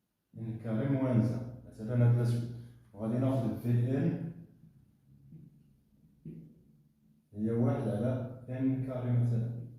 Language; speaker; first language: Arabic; native; Arabic